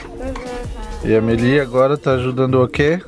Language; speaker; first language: Portuguese; non-native, fluent; French